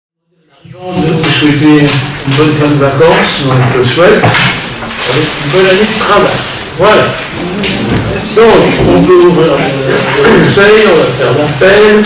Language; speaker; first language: French; native; French